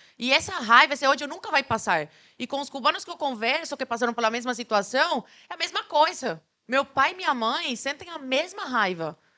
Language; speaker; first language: Portuguese; early bilingual, other home language; Spanish